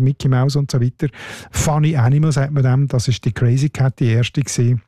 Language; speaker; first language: German; native; German